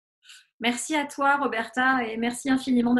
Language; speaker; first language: French; native; French